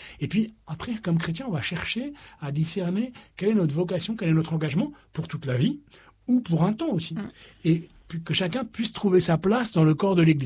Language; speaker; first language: French; native; French